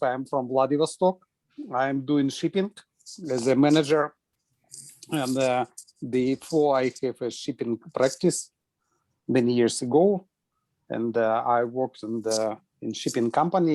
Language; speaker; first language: English; non-native, learner; Russian